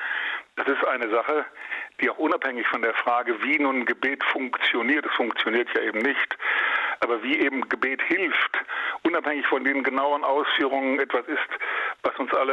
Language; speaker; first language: German; native; German